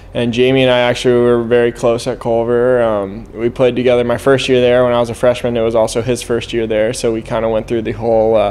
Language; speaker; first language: English; native; English